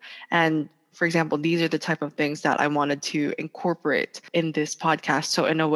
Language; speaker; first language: English; non-native, local second language; Hiligaynon